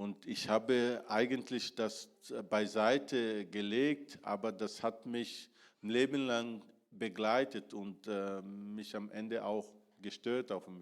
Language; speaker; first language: German; non-native, fluent; Portuguese